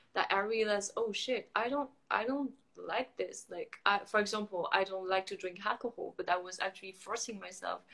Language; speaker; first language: English; non-native, fluent; French